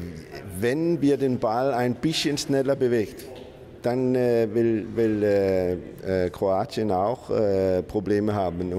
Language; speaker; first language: German; non-native, learner; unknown